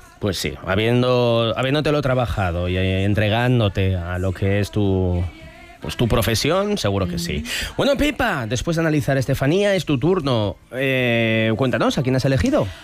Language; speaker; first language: Spanish; native; Spanish